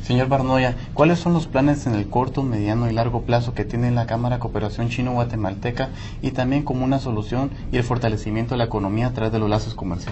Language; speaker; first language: Spanish; native; Spanish